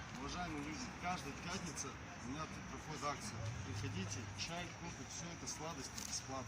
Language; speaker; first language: Russian; non-native, local second language; Tajik